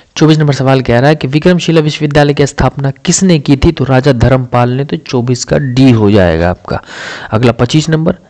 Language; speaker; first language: Hindi; native; Hindi